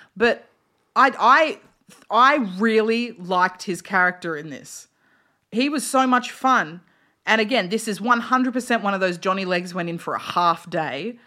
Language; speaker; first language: English; native; English